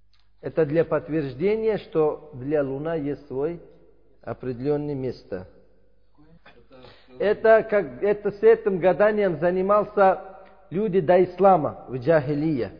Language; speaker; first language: Russian; non-native, learner; Uzbek